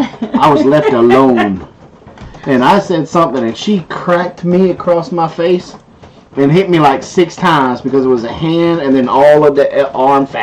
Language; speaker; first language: English; native; English